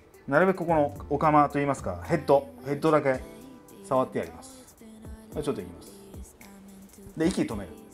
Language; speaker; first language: Japanese; native; Japanese